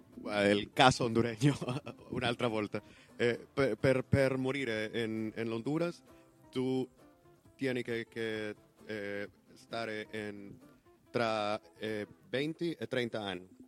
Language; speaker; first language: Italian; non-native, learner; Spanish